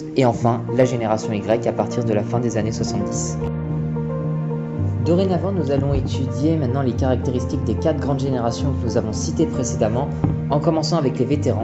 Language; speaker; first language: French; native; French